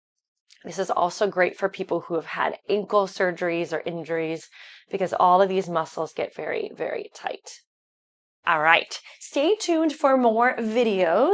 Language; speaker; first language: English; native; English